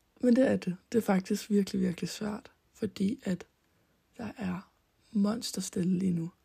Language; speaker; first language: Danish; early bilingual, heritage; Danish